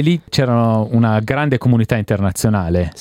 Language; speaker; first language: Italian; native; Italian